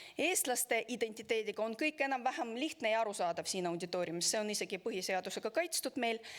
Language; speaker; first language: Estonian; non-native, local second language; Russian